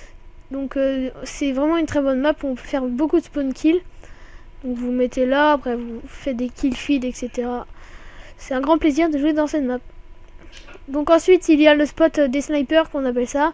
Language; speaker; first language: French; native; French